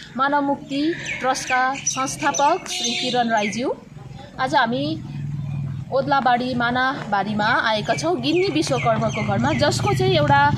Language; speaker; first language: Nepali; native; Nepali